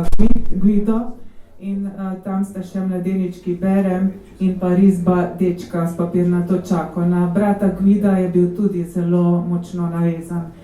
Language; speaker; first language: Slovenian; native; Slovenian